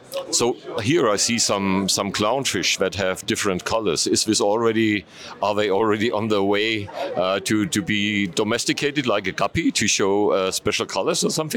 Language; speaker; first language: English; non-native, fluent; German